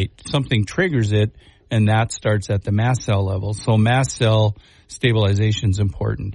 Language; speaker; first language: English; native; English